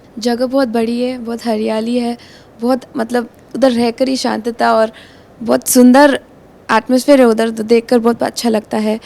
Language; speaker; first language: Hindi; early bilingual, heritage; Hindi